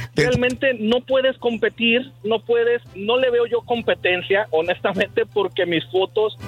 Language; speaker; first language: Spanish; native; Spanish